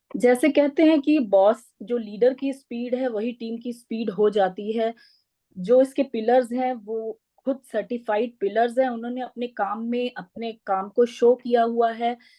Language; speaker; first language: Hindi; native; Hindi